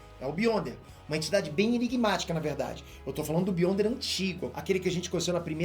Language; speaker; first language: Portuguese; native; Portuguese